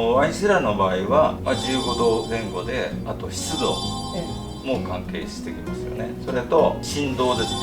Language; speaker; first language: Japanese; native; Japanese